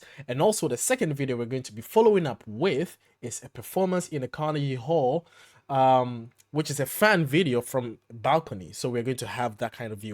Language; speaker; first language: English; native; English